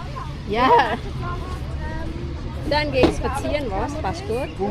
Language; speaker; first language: German; non-native, learner; Indonesian